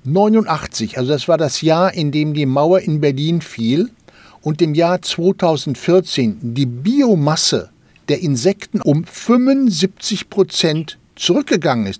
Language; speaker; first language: German; native; German